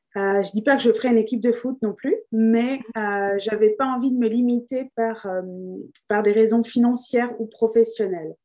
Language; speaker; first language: French; native; French